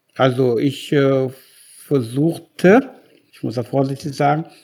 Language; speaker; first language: German; non-native, fluent; Wolof